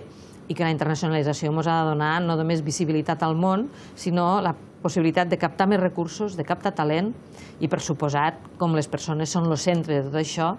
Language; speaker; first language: Catalan; native; Catalan